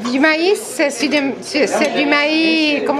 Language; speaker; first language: French; non-native, fluent; Spanish